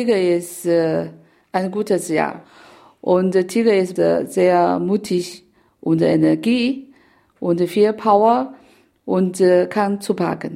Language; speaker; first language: German; non-native, learner; Chinese